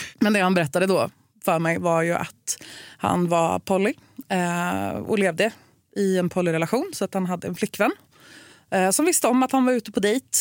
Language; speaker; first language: Swedish; native; Swedish